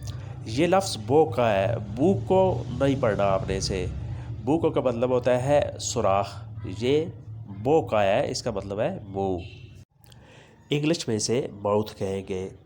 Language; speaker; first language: Hindi; non-native, local second language; Punjabi